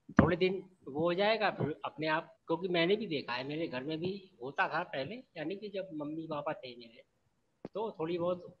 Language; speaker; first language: Hindi; native; Hindi